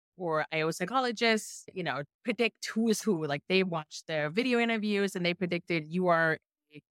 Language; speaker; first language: English; non-native, fluent; German